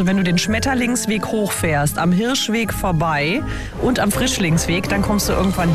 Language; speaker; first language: German; native; German